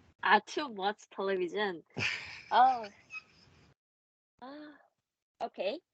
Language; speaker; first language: English; non-native, learner; Korean